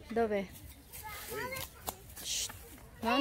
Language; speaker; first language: Italian; non-native, learner; Filipino